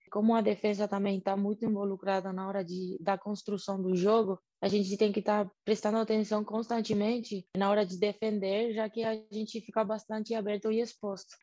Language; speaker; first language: Portuguese; non-native, fluent; Spanish